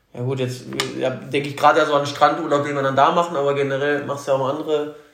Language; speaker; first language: German; native; German